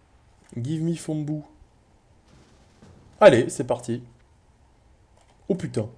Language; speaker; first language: French; native; French